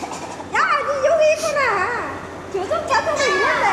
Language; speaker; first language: Korean; non-native, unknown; Vietnamese